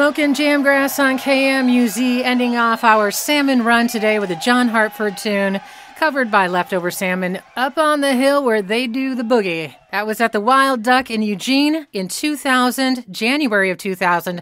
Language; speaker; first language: English; native; English